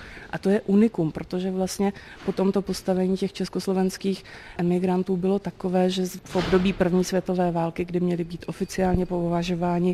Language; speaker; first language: Czech; native; Czech